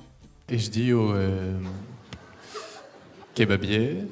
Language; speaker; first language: French; native; French